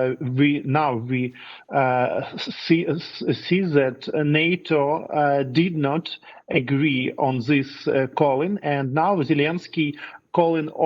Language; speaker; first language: English; non-native, learner; Ukrainian